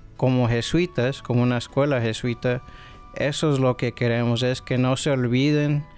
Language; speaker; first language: Spanish; early bilingual, heritage; Spanish